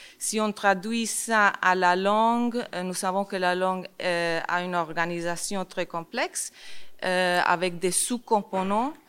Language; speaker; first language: French; non-native, fluent; Spanish